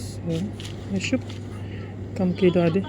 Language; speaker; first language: Arabic; non-native, learner; Filipino